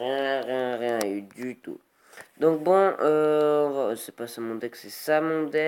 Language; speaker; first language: French; native; French